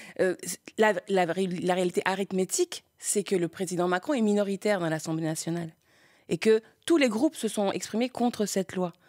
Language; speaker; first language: French; early bilingual, other home language; Spanish